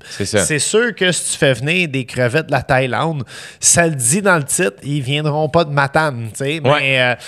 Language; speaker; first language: French; native; French